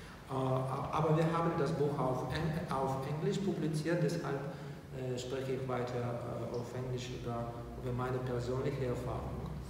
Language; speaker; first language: German; non-native, fluent; Ukrainian